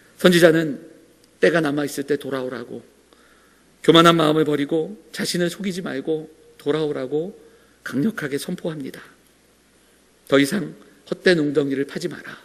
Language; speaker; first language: Korean; native; Korean